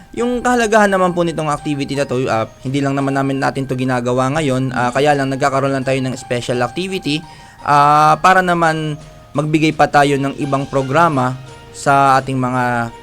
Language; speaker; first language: Filipino; native; Filipino